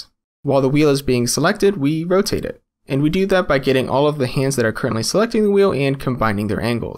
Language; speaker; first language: English; native; English